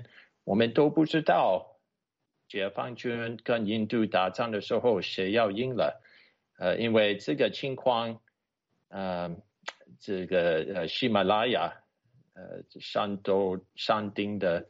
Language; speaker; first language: Chinese; non-native, fluent; English